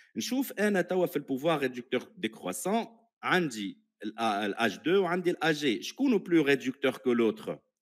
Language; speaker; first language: French; non-native, local second language; Arabic